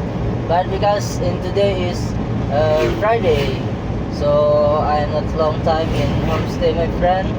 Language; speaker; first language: English; non-native, learner; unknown